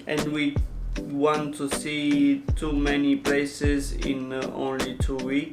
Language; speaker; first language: English; non-native, learner; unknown